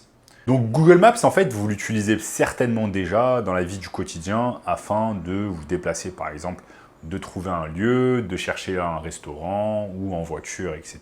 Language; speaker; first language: French; native; French